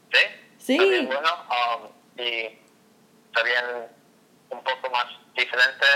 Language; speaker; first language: Spanish; non-native, learner; English